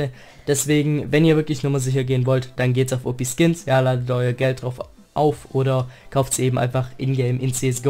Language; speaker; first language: German; native; German